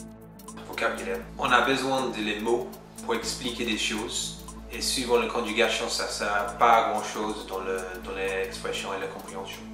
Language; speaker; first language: French; non-native, fluent; English